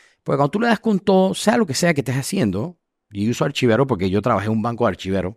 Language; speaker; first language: Spanish; native; Spanish